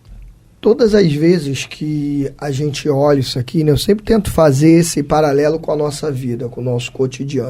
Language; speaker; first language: Portuguese; native; Portuguese